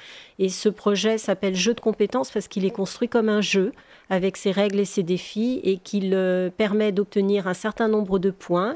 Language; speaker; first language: French; native; French